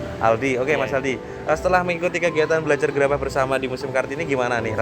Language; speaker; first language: Indonesian; native; Indonesian